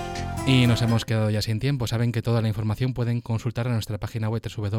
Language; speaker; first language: Spanish; native; Spanish